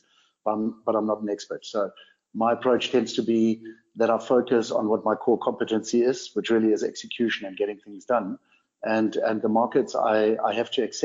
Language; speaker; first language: English; non-native, local second language; German